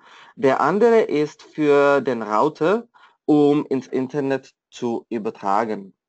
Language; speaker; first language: German; non-native, fluent; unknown